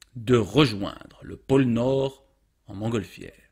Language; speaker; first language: French; native; French